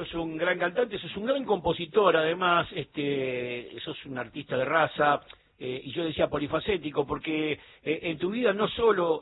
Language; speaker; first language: Spanish; native; Spanish